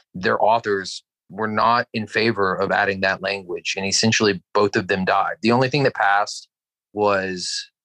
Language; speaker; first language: English; native; English